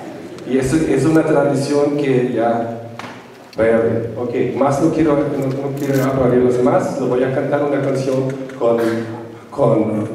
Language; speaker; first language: Spanish; non-native, fluent; German